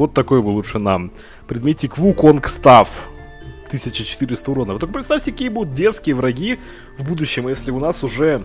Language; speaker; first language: Russian; native; Russian